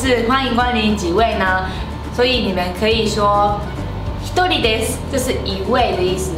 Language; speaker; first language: Chinese; non-native, fluent; Japanese